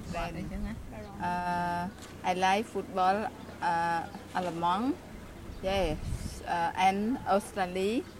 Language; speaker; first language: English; non-native, learner; Khmer